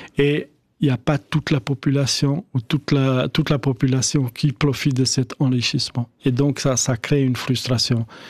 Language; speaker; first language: French; non-native, fluent; Albanian